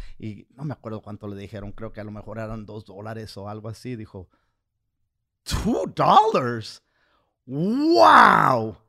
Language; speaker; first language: Spanish; early bilingual, heritage; Spanish